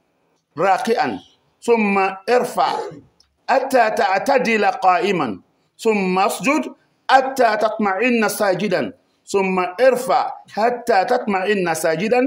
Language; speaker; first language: Arabic; non-native, fluent; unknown